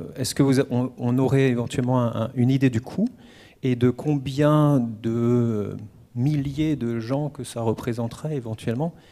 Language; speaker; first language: French; native; French